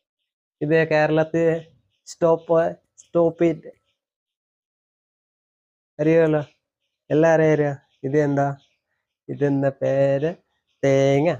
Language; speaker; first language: Malayalam; non-native, learner; Assamese